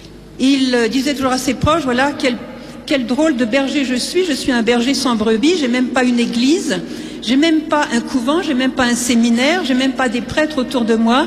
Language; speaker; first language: French; native; French